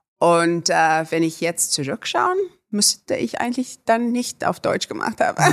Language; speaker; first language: German; non-native, fluent; Afrikaans